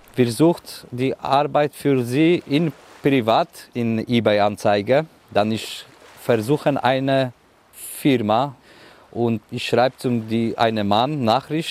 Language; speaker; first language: German; non-native, learner; Polish